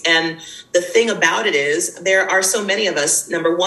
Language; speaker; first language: English; native; English